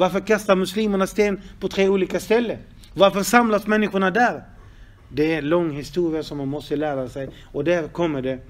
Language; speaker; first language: Swedish; non-native, fluent; Arabic